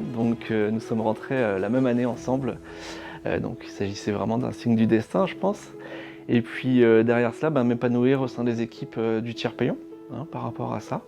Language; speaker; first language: French; native; French